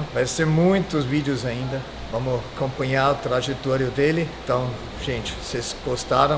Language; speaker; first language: Portuguese; non-native, fluent; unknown